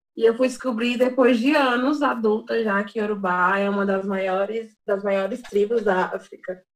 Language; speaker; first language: Portuguese; early bilingual, other home language; English